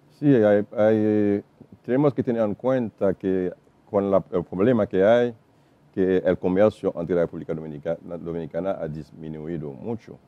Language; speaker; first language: Spanish; non-native, fluent; Haitian Creole